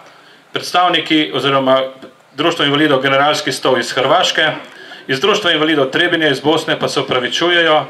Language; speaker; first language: Slovenian; native; Slovenian